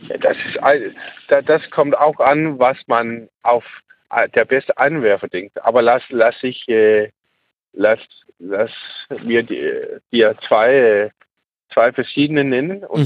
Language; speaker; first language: German; non-native, learner; Danish